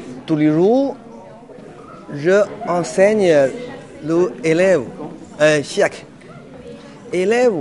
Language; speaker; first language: French; non-native, learner; Chinese